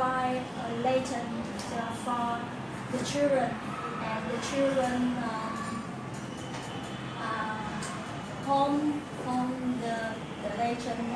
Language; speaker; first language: English; non-native, learner; Vietnamese